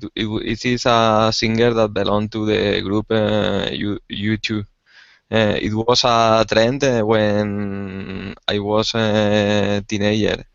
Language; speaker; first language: English; non-native, learner; Spanish